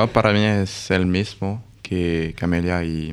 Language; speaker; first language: Spanish; non-native, learner; French